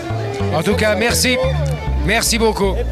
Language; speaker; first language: French; native; French